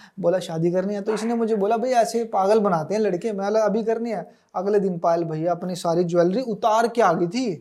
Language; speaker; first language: Hindi; native; Hindi